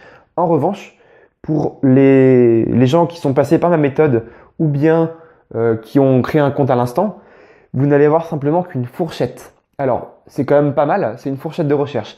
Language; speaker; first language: French; native; French